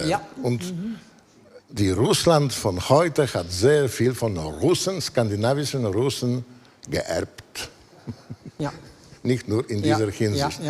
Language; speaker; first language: German; non-native, fluent; Polish